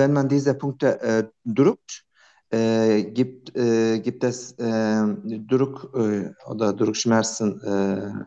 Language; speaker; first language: German; non-native, learner; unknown